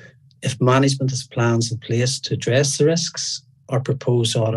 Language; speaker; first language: English; native; English